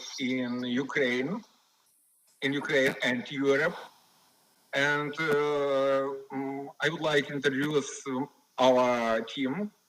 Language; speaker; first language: English; non-native, learner; Ukrainian